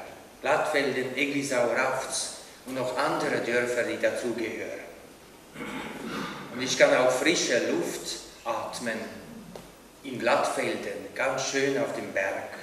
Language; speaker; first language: German; non-native, fluent; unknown